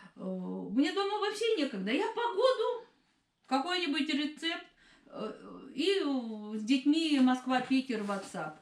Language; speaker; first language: Russian; native; Russian